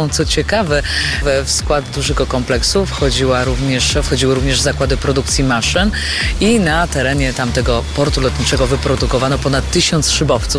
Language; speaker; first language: Polish; native; Polish